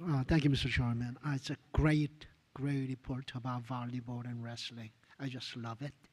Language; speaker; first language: English; non-native, fluent; Korean